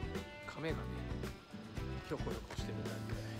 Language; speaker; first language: Japanese; native; Japanese